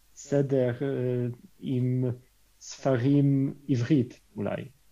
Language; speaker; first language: Hebrew; non-native, learner; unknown